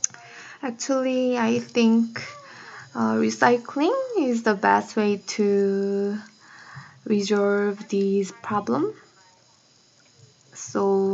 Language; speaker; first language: English; non-native, learner; Korean